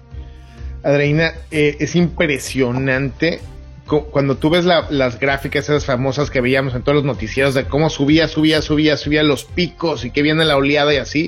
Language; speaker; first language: Spanish; native; Spanish